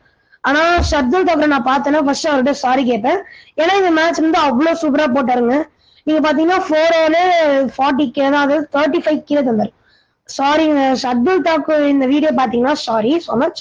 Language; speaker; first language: Tamil; native; Tamil